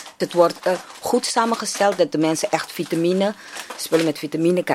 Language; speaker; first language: Dutch; non-native, local second language; Papiamento